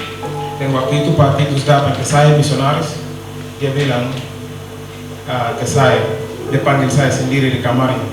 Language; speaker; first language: Indonesian; non-native, learner; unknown